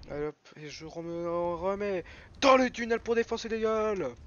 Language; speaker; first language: French; native; French